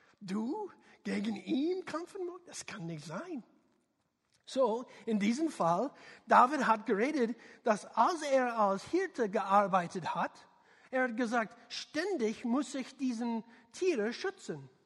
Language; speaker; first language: German; non-native, learner; English